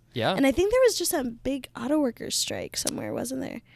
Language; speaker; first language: English; native; English